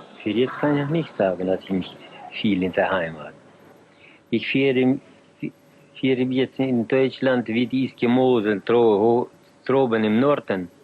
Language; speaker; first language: German; early bilingual, heritage; German